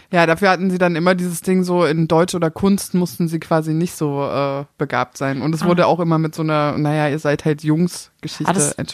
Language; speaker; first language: German; native; German